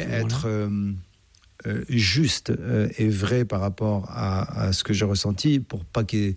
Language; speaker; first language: French; native; French